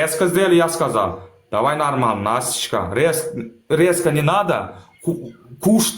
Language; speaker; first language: Russian; non-native, learner; Turkmen